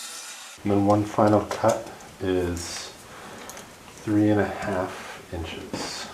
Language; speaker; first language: English; native; English